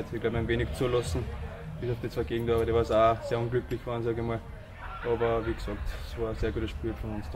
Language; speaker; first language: German; native; German